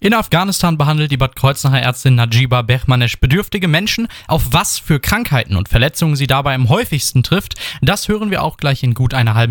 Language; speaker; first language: German; native; German